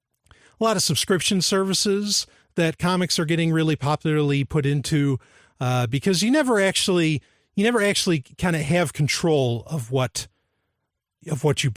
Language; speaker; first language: English; native; English